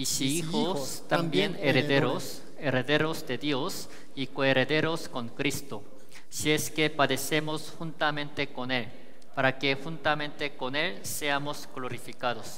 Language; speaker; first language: Spanish; native; Spanish